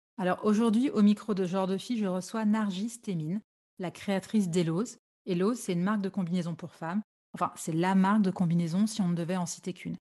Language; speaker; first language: French; native; French